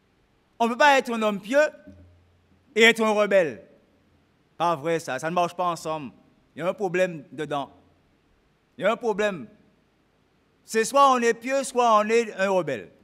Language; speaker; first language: French; native; French